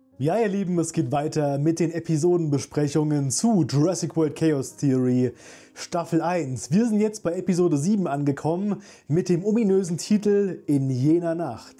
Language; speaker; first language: German; native; German